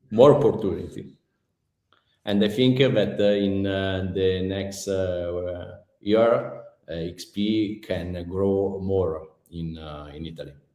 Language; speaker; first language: English; non-native, learner; Italian